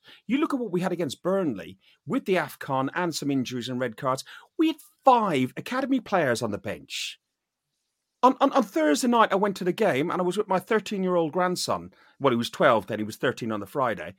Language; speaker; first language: English; native; English